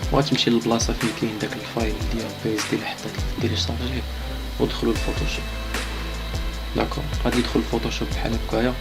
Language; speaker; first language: Arabic; native; Arabic